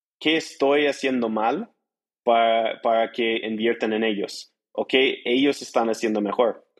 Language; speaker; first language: Spanish; non-native, fluent; English